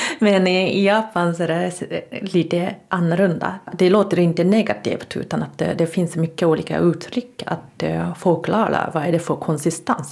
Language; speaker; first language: Swedish; non-native, fluent; Japanese